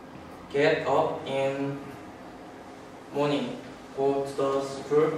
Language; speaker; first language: English; non-native, learner; Korean